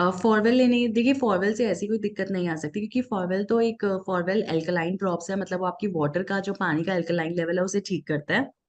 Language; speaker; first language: Hindi; native; Hindi